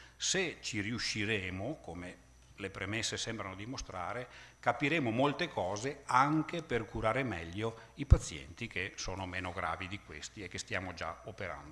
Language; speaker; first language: Italian; native; Italian